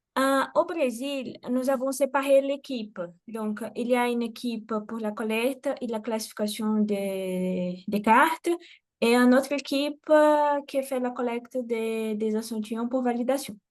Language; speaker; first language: French; non-native, fluent; Portuguese